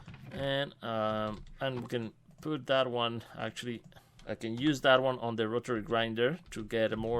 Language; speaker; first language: English; non-native, fluent; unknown